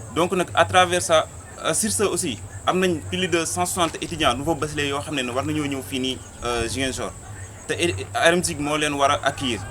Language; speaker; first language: Wolof; non-native, local second language; Fula